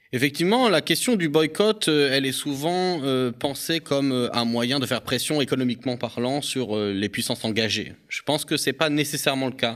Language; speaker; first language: French; native; French